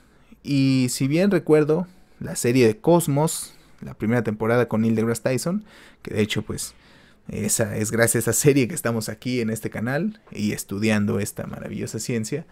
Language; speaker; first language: Spanish; native; Spanish